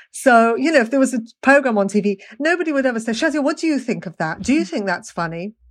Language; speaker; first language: English; native; English